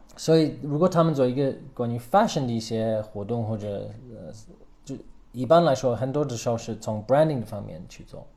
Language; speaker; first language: Chinese; non-native, fluent; English